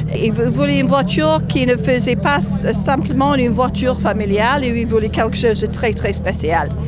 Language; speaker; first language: French; non-native, fluent; English